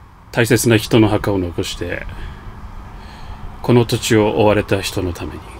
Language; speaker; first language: Japanese; native; Japanese